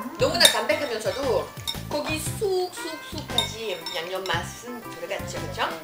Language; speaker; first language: Korean; non-native, fluent; French